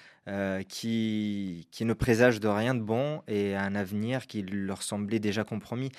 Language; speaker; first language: French; non-native, local second language; Arabic